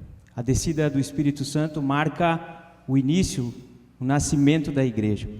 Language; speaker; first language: Portuguese; native; Portuguese